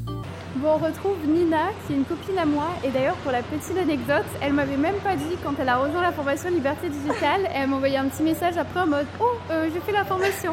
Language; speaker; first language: French; native; French